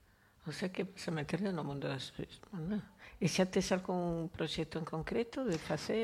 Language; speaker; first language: Galician; non-native, local second language; Spanish